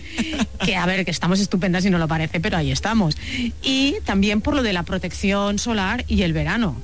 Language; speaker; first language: Spanish; native; Spanish